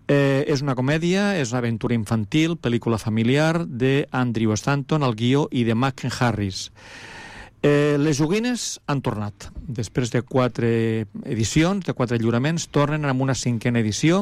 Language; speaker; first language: Catalan; native; Catalan